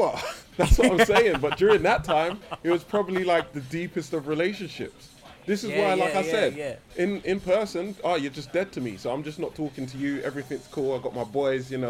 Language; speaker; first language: English; native; English